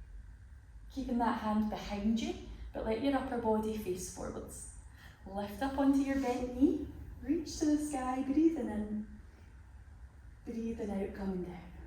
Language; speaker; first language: English; native; English